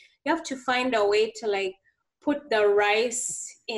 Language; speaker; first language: English; non-native, local second language; Ganda